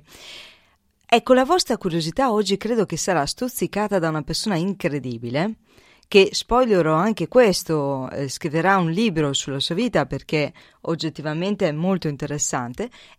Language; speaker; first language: Italian; native; Italian